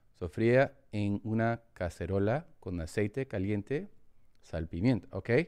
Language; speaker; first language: Spanish; early bilingual, heritage; English